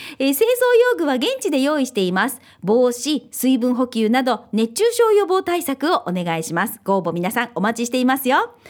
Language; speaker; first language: Japanese; native; Japanese